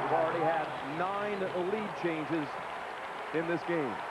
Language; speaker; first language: English; native; English